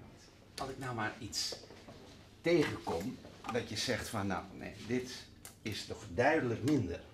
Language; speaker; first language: Dutch; native; Dutch